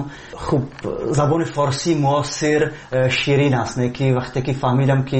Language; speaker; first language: Persian; non-native, learner; Czech